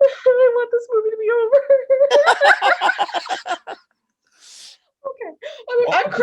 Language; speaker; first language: English; native; English